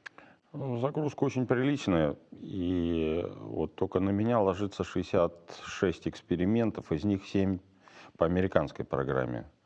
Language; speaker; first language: Russian; native; Russian